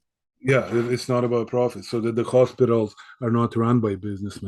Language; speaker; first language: English; early bilingual, other home language; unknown